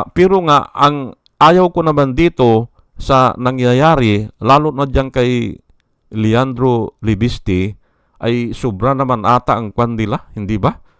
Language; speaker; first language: Filipino; native; Filipino